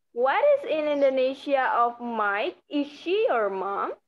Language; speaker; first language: English; non-native, fluent; Indonesian